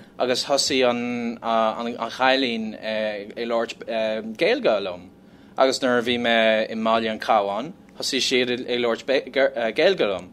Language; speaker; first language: Irish; non-native, learner; English